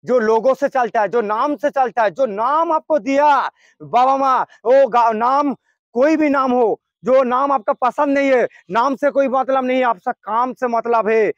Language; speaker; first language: Hindi; non-native, local second language; Bangla